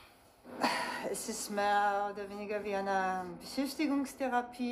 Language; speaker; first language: German; non-native, fluent; French